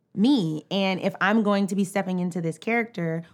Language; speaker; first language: English; native; English